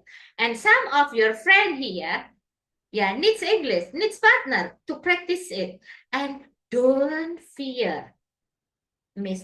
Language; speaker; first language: English; non-native, fluent; Indonesian